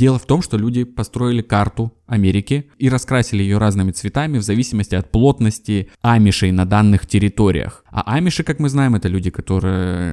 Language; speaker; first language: Russian; native; Russian